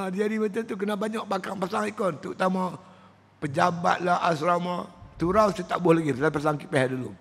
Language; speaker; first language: Malay; native; Malay